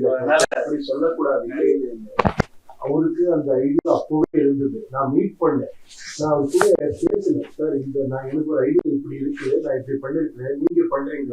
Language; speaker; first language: Tamil; non-native, learner; Kannada